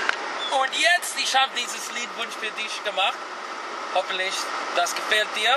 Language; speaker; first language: German; non-native, learner; English